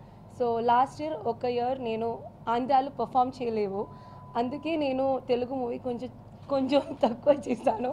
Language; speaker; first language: Telugu; non-native, local second language; Malayalam